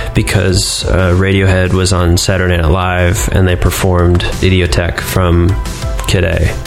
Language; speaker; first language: English; native; English